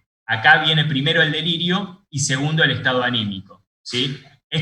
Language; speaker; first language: Spanish; native; Spanish